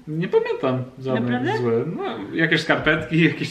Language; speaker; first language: Polish; non-native, learner; English